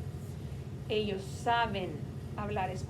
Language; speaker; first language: Spanish; non-native, fluent; English